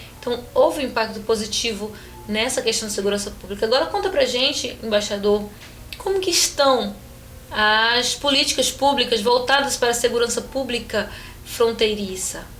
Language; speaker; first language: Portuguese; native; Portuguese